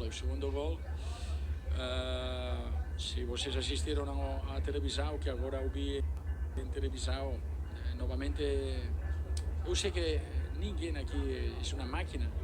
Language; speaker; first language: Portuguese; non-native, learner; Spanish